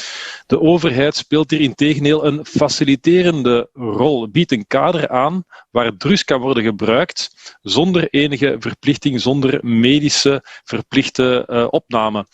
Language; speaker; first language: Dutch; native; Dutch